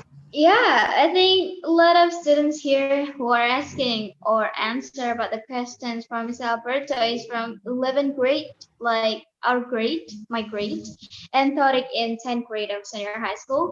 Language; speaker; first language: English; non-native, learner; Indonesian